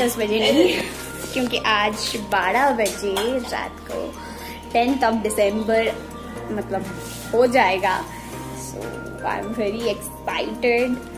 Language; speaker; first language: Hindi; non-native, local second language; Bangla